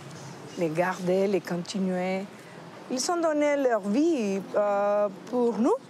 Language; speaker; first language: French; non-native, fluent; Spanish